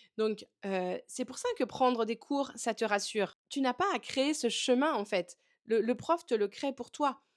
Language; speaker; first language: French; native; French